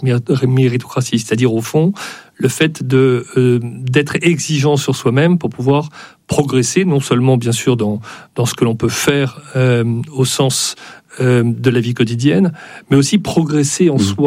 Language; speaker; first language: French; native; French